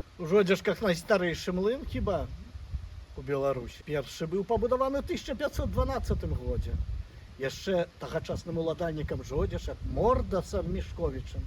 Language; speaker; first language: Belarusian; native; Belarusian